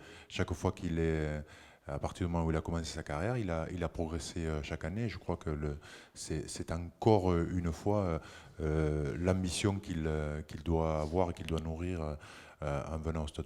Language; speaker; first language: French; native; French